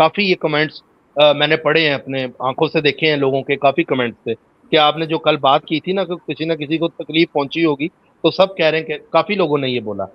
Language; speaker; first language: Urdu; native; Urdu